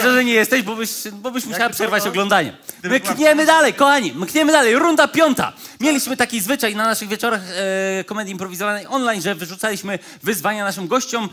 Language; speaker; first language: Polish; native; Polish